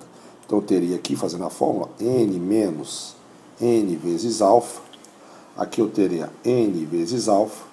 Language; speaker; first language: Portuguese; native; Portuguese